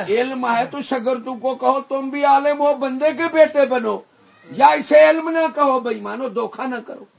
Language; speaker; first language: Urdu; non-native, local second language; Punjabi